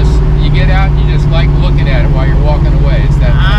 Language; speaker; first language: English; native; English